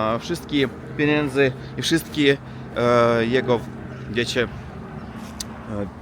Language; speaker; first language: Polish; non-native, learner; Russian